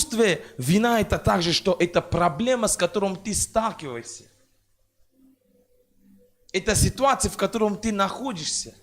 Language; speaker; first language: Russian; non-native, fluent; French